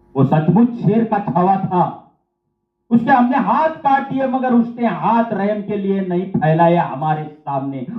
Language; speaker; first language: Hindi; non-native, local second language; Marathi